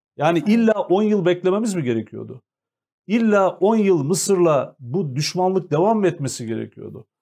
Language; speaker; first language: Turkish; native; Turkish